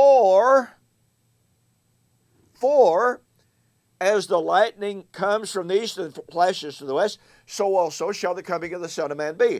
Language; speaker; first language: English; native; English